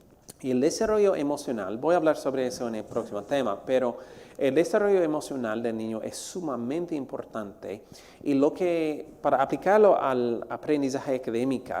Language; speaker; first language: Spanish; non-native, fluent; English